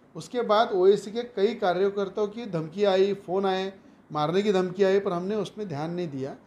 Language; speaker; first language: Hindi; non-native, local second language; Marathi